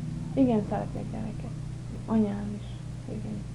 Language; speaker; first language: Hungarian; early bilingual, heritage; English